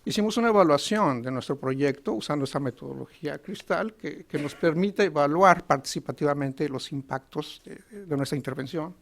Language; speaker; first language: Spanish; native; Spanish